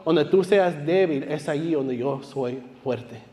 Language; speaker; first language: Spanish; early bilingual, heritage; Spanish